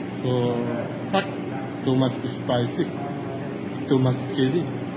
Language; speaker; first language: English; non-native, learner; Filipino